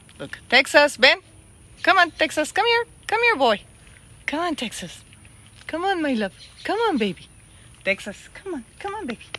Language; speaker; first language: English; non-native, fluent; Spanish